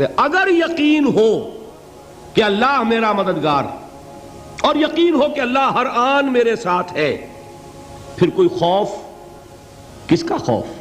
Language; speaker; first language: Urdu; native; Urdu